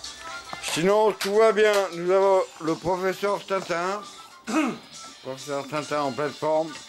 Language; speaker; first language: French; native; French